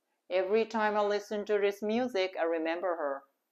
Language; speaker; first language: English; non-native, fluent; Japanese